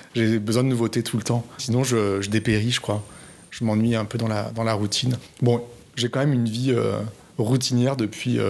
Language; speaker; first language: French; native; French